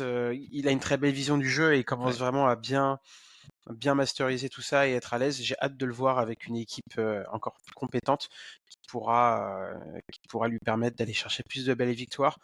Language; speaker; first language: French; native; French